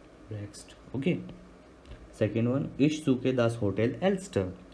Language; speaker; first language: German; non-native, learner; Hindi